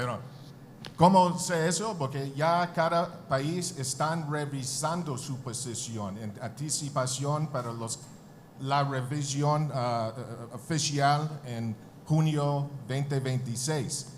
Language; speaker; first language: Spanish; non-native, learner; English